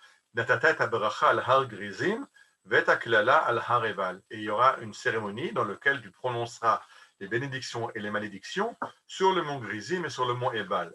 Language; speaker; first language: French; native; French